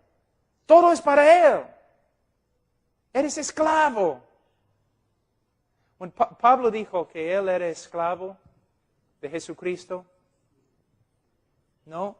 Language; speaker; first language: Spanish; non-native, fluent; English